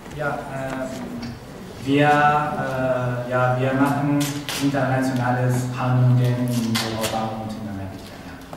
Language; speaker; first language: German; non-native, learner; Spanish